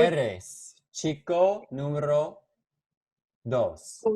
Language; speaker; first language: Spanish; non-native, fluent; English